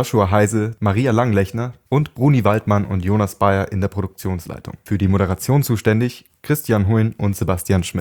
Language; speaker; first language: German; native; German